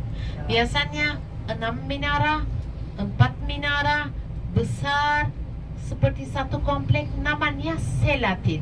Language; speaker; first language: Indonesian; non-native, fluent; Turkish